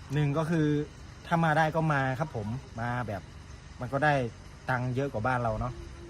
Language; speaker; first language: Thai; native; Thai